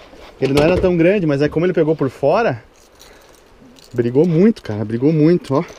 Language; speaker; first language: Portuguese; native; Portuguese